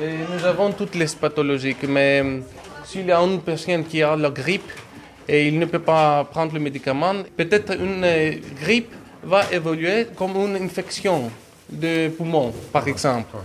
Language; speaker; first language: French; non-native, learner; Greek